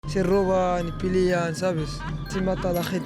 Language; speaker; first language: Spanish; non-native, fluent; Arabic